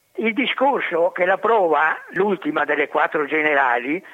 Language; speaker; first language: Italian; native; Italian